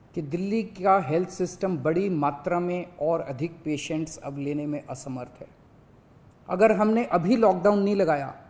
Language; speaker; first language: Hindi; native; Hindi